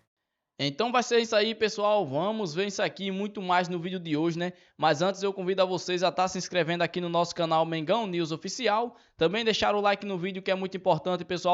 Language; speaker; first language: Portuguese; native; Portuguese